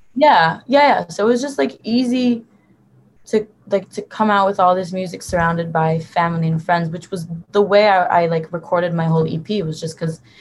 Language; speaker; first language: English; early bilingual, other home language; Hebrew